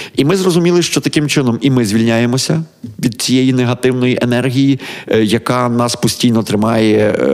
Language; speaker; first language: Ukrainian; native; Ukrainian